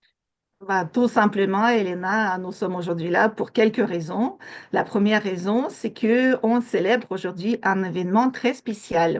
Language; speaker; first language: French; non-native, fluent; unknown